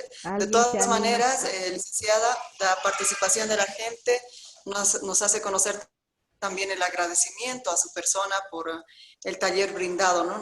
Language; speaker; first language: Spanish; native; Spanish